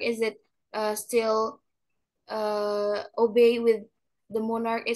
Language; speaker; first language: English; non-native, learner; Indonesian